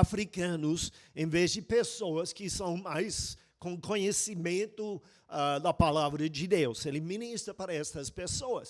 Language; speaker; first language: Portuguese; non-native, fluent; English